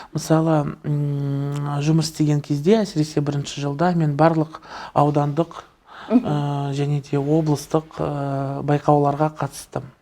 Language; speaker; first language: Kazakh; non-native, local second language; Russian